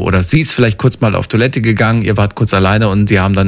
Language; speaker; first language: German; native; German